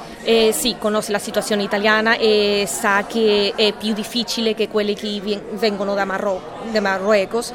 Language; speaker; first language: Italian; non-native, learner; Spanish